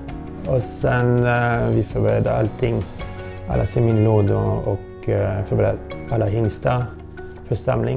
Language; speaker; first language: Swedish; non-native, fluent; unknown